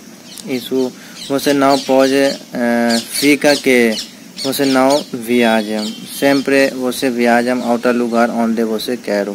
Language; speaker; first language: Portuguese; non-native, learner; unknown